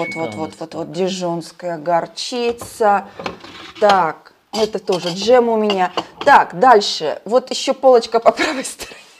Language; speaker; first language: Russian; native; Russian